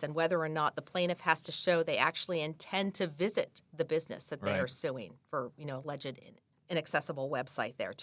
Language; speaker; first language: English; native; English